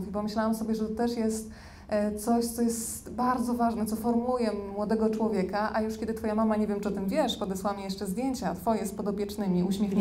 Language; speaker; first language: Polish; native; Polish